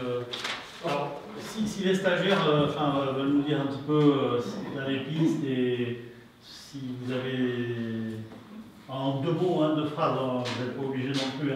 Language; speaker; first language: French; native; French